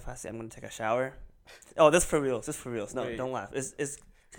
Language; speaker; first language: English; non-native, local second language; Cantonese